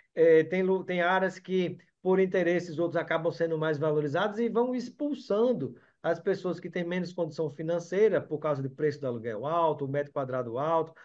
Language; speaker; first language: Portuguese; native; Portuguese